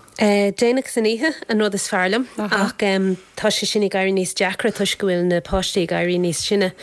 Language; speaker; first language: Irish; non-native, local second language; English